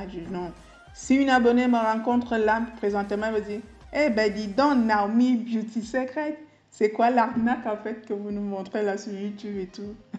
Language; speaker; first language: French; native; French